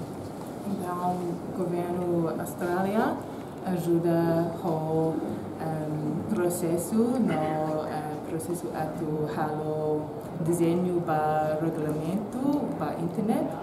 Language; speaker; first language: Portuguese; non-native, local second language; Tetum